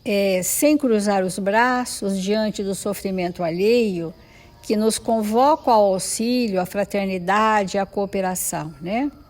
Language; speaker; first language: Portuguese; native; Portuguese